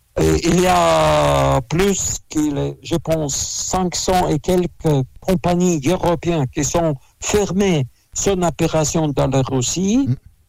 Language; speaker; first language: French; non-native, learner; Russian